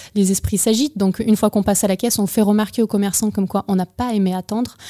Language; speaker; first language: French; non-native, fluent; Ukrainian